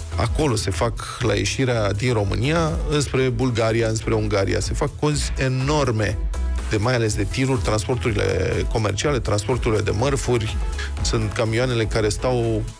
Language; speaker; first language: Romanian; native; Romanian